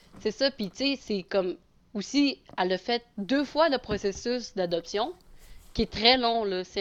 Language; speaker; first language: French; native; French